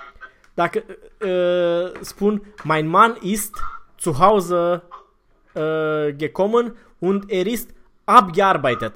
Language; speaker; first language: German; non-native, fluent; Romanian